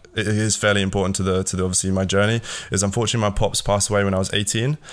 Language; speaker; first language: English; early bilingual, other home language; Latvian